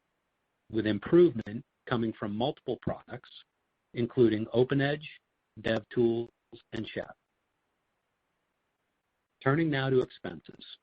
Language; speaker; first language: English; native; English